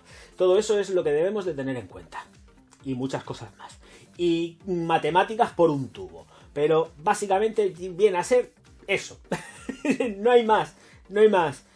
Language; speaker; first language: Spanish; native; Spanish